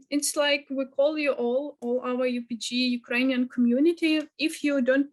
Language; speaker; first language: English; non-native, fluent; Ukrainian